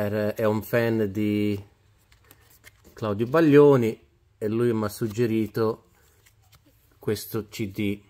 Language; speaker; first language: Italian; early bilingual, heritage; Italian